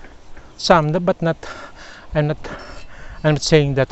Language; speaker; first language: English; non-native, local second language; Filipino